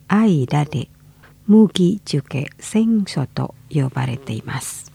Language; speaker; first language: Japanese; non-native, fluent; Indonesian